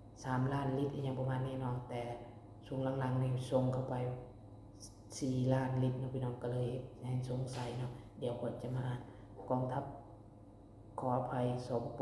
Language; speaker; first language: Thai; non-native, local second language; Lao